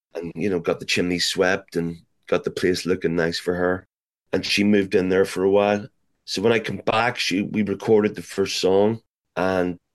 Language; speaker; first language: English; native; English